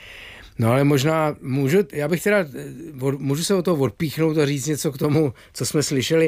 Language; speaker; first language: Czech; native; Czech